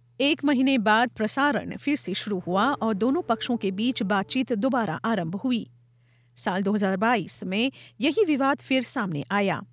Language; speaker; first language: Hindi; non-native, local second language; Morisyen